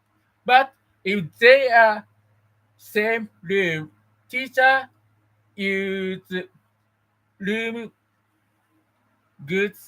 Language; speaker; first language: English; non-native, learner; Japanese